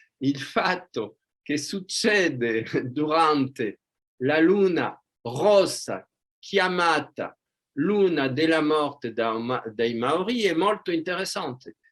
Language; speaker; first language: Italian; non-native, fluent; French